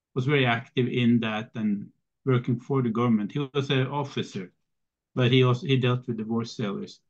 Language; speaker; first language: English; non-native, fluent; Norwegian